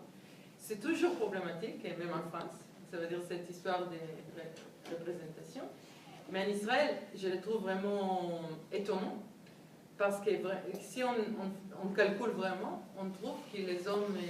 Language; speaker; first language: French; non-native, fluent; Hebrew